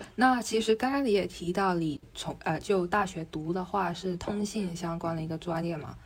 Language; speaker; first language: Chinese; non-native, local second language; Cantonese